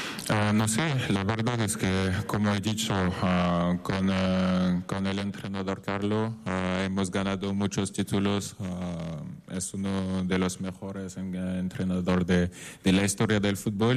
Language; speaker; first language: Spanish; non-native, fluent; French